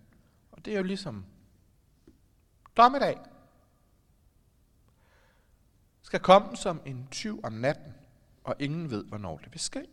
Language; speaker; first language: Danish; native; Danish